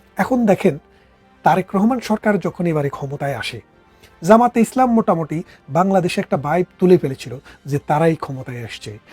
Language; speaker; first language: Bangla; native; Bangla